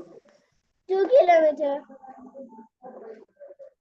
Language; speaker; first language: English; non-native, learner; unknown